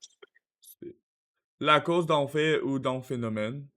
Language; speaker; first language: French; non-native, learner; Russian